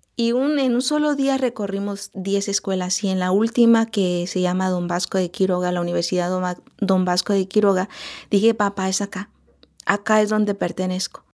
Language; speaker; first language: Spanish; non-native, local second language; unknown